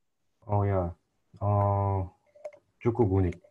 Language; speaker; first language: Indonesian; non-native, learner; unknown